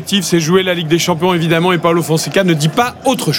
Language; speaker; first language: French; native; French